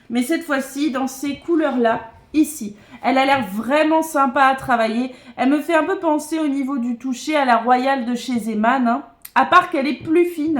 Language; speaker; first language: French; native; French